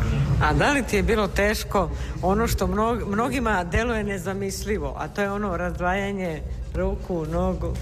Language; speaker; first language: Serbian; native; Serbian